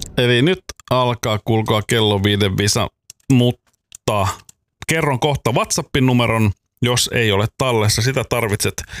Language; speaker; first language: Finnish; native; Finnish